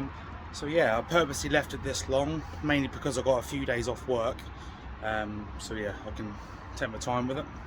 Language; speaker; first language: English; native; English